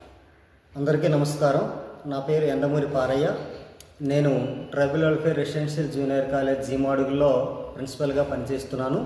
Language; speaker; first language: Telugu; native; Telugu